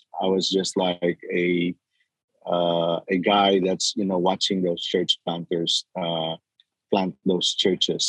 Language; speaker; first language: English; non-native, local second language; Cebuano